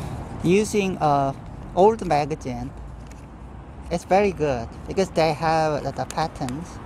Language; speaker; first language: English; non-native, fluent; Korean